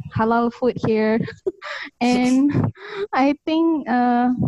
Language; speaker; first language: English; native; English